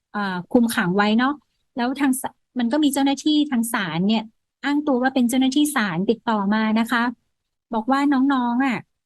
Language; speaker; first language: Thai; native; Thai